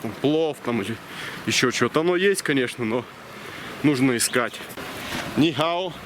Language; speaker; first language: Russian; native; Russian